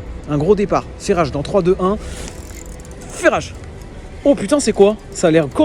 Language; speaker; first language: French; native; French